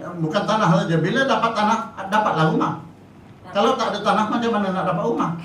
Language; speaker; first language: Malay; native; Malay